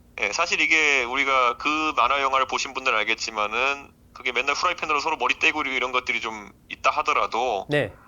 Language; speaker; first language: Korean; native; Korean